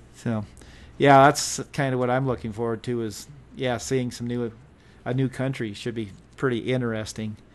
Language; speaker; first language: English; native; English